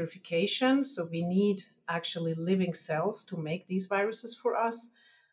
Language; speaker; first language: English; non-native, fluent; German